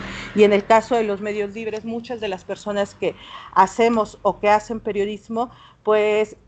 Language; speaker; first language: Spanish; native; Spanish